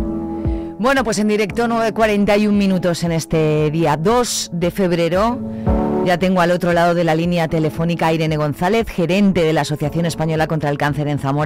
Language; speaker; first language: Spanish; native; Spanish